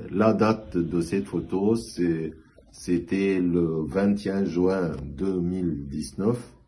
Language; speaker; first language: French; non-native, fluent; Arabic